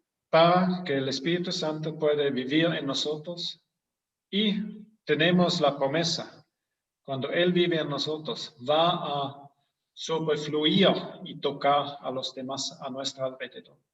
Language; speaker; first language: Spanish; non-native, fluent; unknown